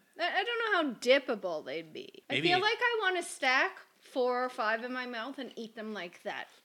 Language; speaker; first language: English; native; English